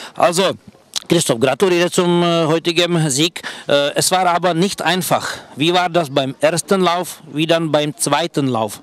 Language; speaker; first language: German; non-native, learner; Czech